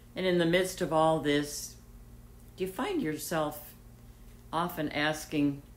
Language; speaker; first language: English; native; English